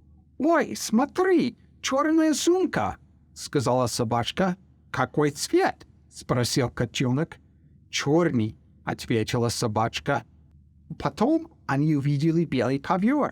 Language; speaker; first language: Russian; non-native, fluent; English